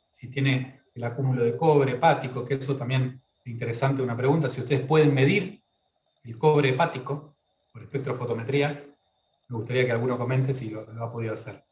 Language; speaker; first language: Spanish; native; Spanish